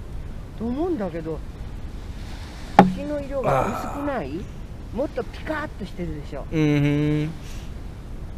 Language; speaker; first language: Japanese; native; Japanese